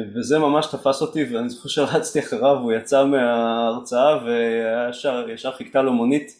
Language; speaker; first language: Hebrew; native; Hebrew